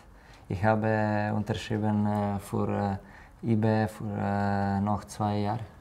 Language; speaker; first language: German; non-native, learner; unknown